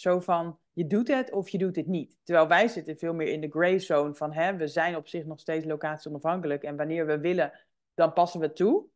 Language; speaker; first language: Dutch; native; Dutch